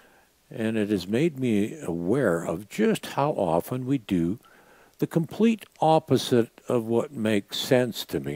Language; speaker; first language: English; native; English